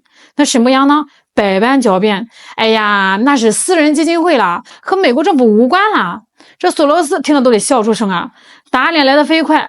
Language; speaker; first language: Chinese; native; Chinese